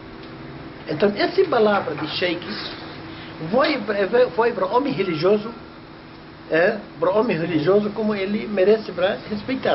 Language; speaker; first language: Portuguese; non-native, learner; Arabic